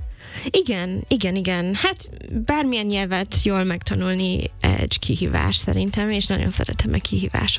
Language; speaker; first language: Hungarian; non-native, fluent; English